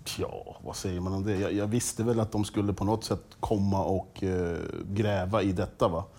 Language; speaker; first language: Swedish; native; Swedish